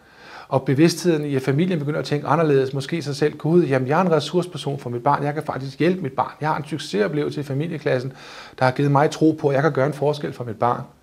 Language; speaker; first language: Danish; native; Danish